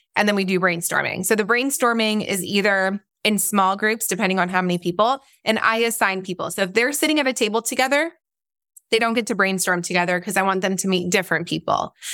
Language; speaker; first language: English; native; English